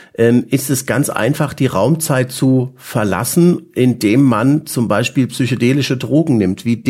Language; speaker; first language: German; native; German